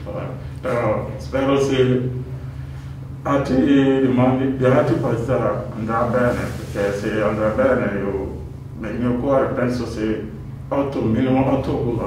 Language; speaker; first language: Italian; non-native, learner; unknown